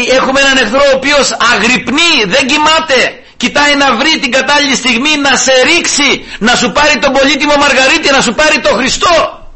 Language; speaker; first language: Greek; early bilingual, heritage; Greek